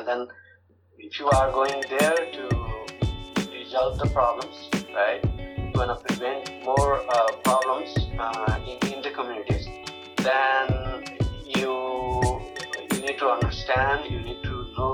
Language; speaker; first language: English; non-native, fluent; Nepali